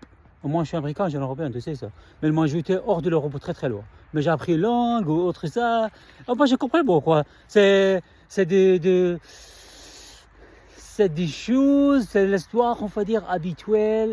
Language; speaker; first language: French; non-native, learner; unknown